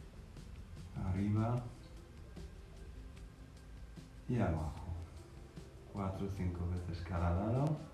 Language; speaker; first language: Spanish; non-native, fluent; English